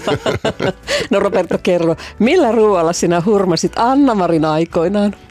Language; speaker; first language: Finnish; native; Finnish